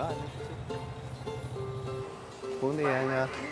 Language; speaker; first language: Vietnamese; early bilingual, heritage; Vietnamese